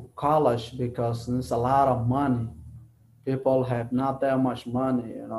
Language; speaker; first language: English; non-native, learner; Rohingya